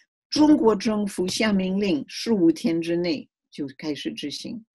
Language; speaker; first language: Chinese; non-native, fluent; French